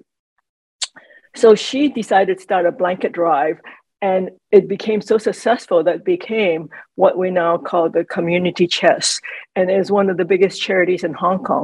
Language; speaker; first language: English; non-native, local second language; Cantonese